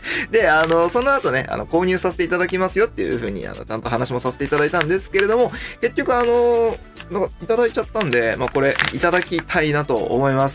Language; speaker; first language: Japanese; native; Japanese